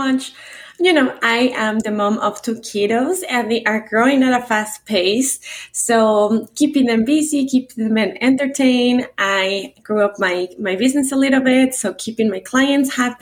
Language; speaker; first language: English; non-native, fluent; Spanish